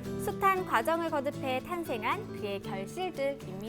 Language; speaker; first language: Korean; native; Korean